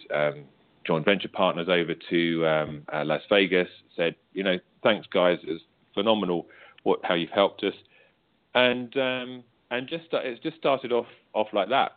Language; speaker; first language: English; native; English